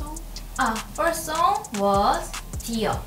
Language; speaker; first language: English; non-native, learner; Korean